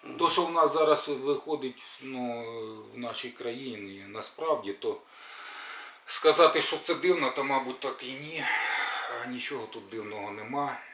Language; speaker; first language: Ukrainian; native; Ukrainian